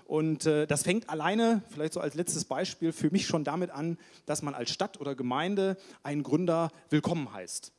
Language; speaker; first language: German; native; German